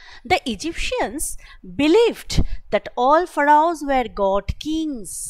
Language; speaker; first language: English; non-native, local second language; Bangla